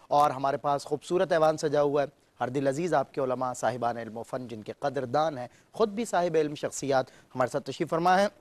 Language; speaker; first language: Urdu; native; Urdu